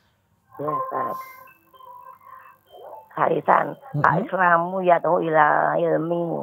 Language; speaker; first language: Arabic; non-native, learner; Indonesian